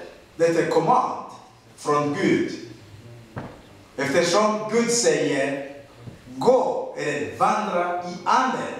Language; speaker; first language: Swedish; non-native, learner; Rundi